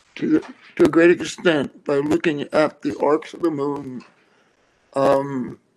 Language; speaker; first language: English; native; English